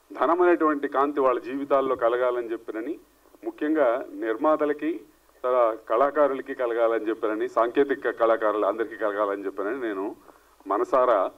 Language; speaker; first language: Telugu; native; Telugu